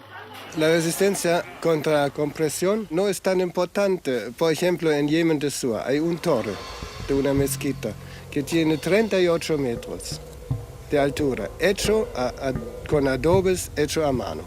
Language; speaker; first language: Spanish; non-native, fluent; German